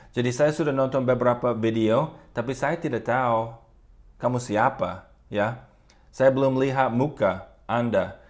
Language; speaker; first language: Indonesian; non-native, fluent; English